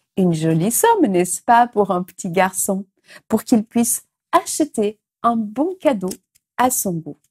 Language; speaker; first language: French; non-native, fluent; Portuguese